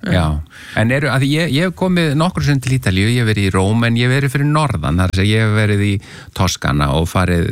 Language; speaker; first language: Icelandic; native; Icelandic